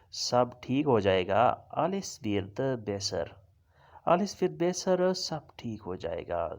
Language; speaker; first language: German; non-native, learner; Urdu